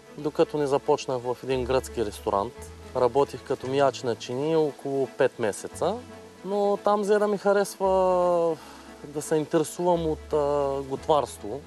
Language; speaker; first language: Bulgarian; native; Bulgarian